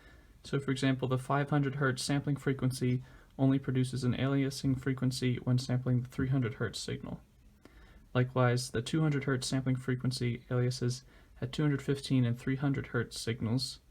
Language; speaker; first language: English; native; English